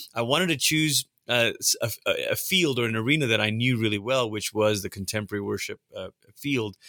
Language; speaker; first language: English; early bilingual, other home language; Tamil